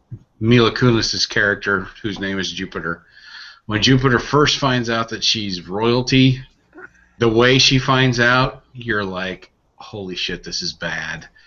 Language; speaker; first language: English; native; English